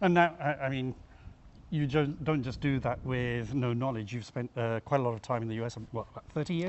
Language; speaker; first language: English; native; English